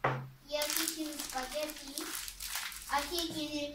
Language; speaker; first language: Spanish; early bilingual, other home language; English